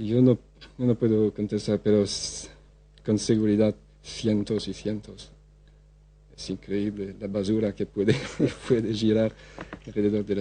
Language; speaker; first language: Spanish; non-native, fluent; French